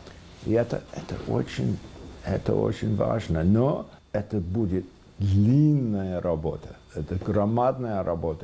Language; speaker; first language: Russian; non-native, fluent; English